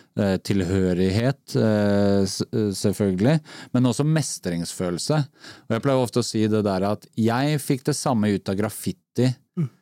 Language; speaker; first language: Norwegian; native; Norwegian